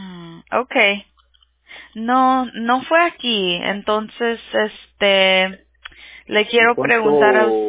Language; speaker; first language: Spanish; early bilingual, heritage; Spanish